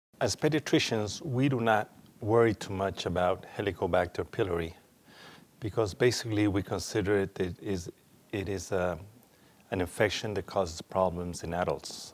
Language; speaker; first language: English; non-native, fluent; Spanish